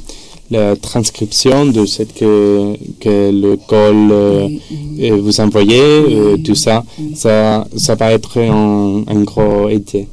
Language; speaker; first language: French; non-native, learner; Spanish